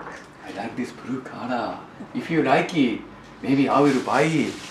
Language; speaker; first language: English; non-native, learner; Japanese